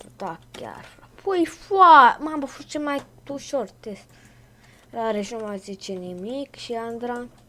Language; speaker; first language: Romanian; native; Romanian